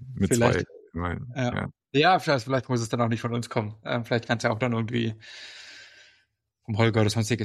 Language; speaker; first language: German; native; German